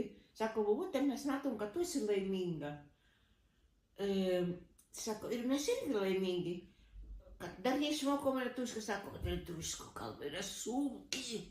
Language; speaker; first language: Lithuanian; early bilingual, heritage; Lithuanian